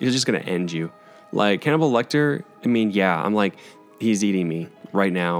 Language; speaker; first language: English; native; English